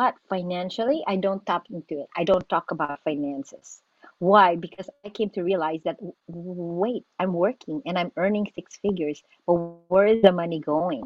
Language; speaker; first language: English; non-native, local second language; Filipino